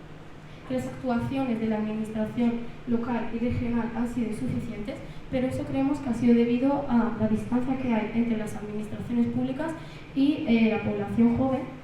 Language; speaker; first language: Spanish; early bilingual, other home language; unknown